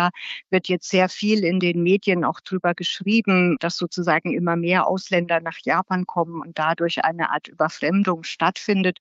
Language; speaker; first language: German; native; German